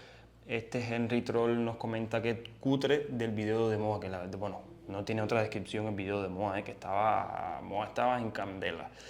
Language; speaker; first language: Spanish; native; Spanish